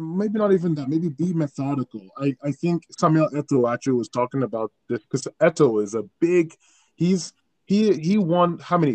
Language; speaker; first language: English; non-native, local second language; Yoruba